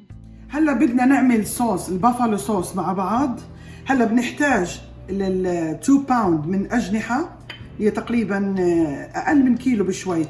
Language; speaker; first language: Arabic; native; Arabic